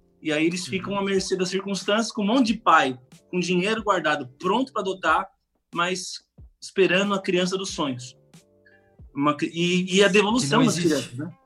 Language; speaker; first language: Portuguese; native; Portuguese